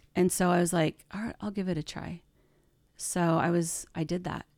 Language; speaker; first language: English; native; English